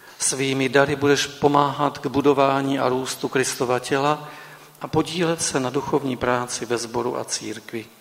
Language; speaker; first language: Czech; native; Czech